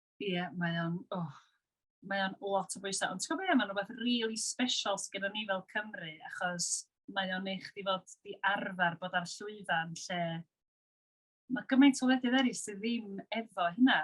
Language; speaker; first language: Welsh; native; Welsh